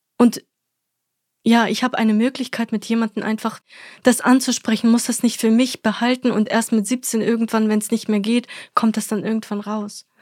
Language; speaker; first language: German; early bilingual, other home language; Russian